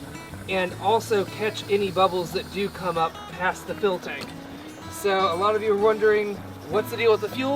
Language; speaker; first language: English; native; English